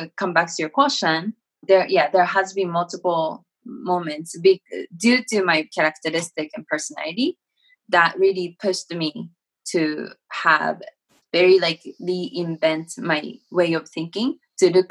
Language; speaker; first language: English; non-native, fluent; Japanese